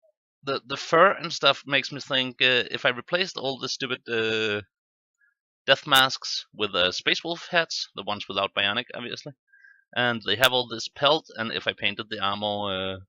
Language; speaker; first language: English; non-native, fluent; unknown